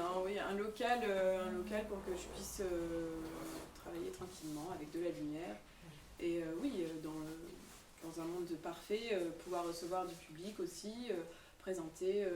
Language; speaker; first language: French; native; French